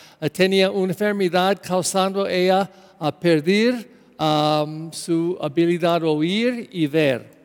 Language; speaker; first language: Spanish; non-native, learner; English